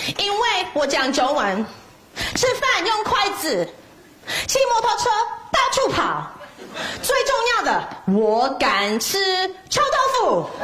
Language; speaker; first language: Chinese; non-native, fluent; English